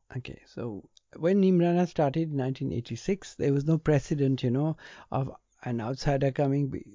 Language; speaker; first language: English; non-native, local second language; Punjabi